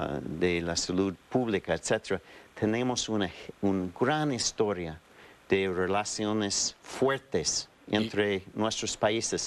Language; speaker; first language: Spanish; non-native, fluent; English